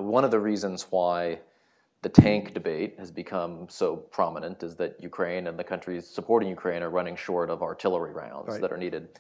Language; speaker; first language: English; native; English